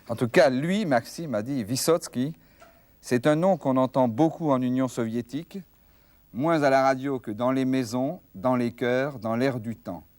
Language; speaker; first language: French; native; French